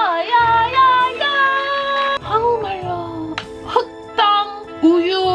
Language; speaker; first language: Korean; non-native, learner; English